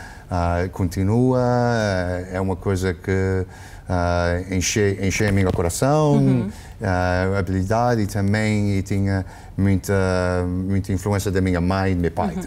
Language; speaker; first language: Portuguese; early bilingual, heritage; English